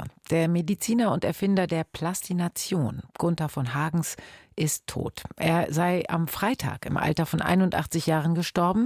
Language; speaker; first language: German; native; German